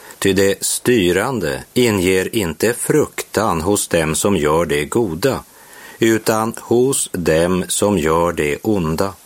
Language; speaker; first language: Swedish; native; Swedish